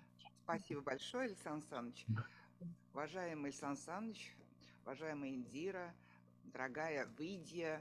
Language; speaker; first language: Russian; native; Russian